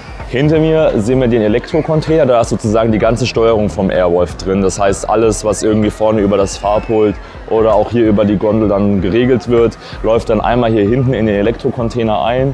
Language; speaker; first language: German; native; German